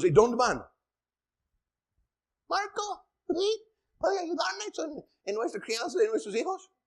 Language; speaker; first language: Spanish; non-native, fluent; English